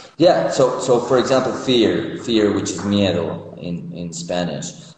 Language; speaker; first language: English; non-native, fluent; Spanish